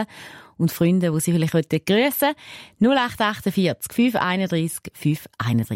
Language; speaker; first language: German; native; German